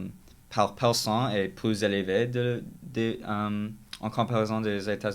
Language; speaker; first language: French; non-native, learner; English